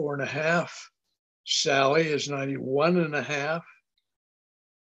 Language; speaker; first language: English; native; English